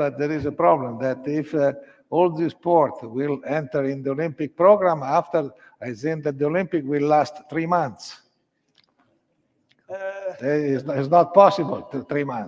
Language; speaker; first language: English; non-native, learner; Italian